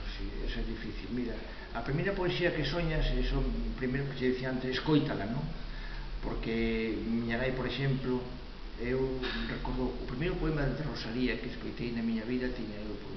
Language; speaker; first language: Galician; native; Galician